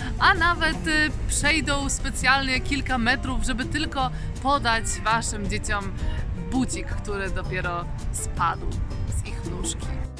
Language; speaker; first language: Polish; native; Polish